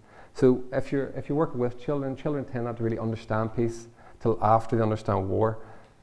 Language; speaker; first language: English; native; English